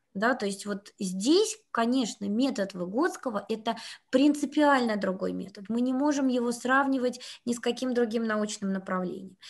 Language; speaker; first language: Russian; native; Russian